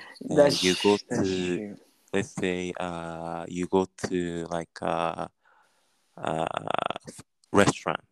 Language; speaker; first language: English; non-native, learner; Japanese